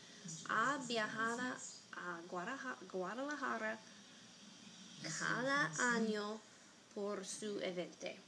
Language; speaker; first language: Spanish; non-native, learner; English